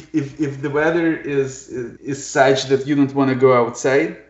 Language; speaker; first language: English; non-native, fluent; Ukrainian